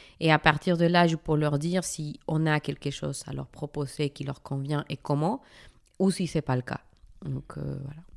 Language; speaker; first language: French; non-native, fluent; Spanish